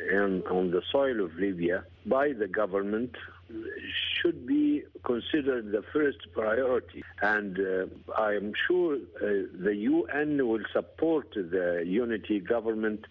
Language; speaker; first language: English; non-native, fluent; Arabic